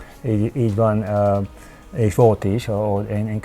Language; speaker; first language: Hungarian; early bilingual, heritage; Hungarian